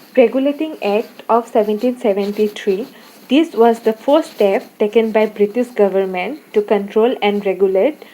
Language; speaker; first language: English; non-native, local second language; Assamese